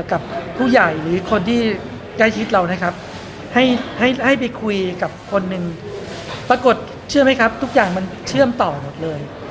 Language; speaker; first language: Thai; native; Thai